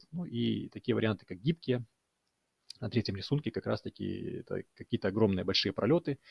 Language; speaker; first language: Russian; native; Russian